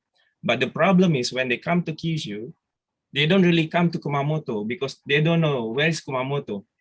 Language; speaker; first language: English; non-native, fluent; Indonesian